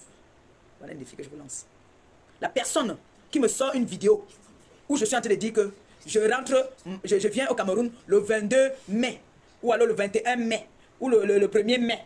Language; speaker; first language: French; native; French